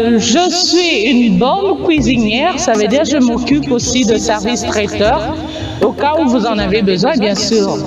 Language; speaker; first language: French; non-native, local second language; Lingala